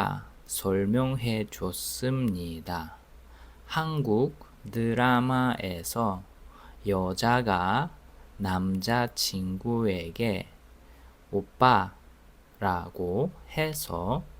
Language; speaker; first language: Korean; non-native, fluent; Russian